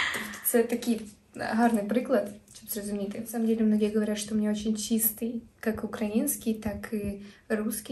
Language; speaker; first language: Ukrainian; non-native, local second language; Russian